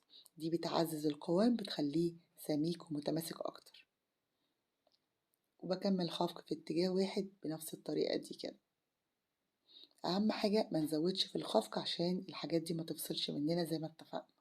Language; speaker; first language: Arabic; native; Arabic